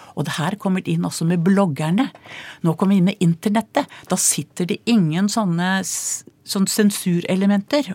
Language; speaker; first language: Norwegian; native; Norwegian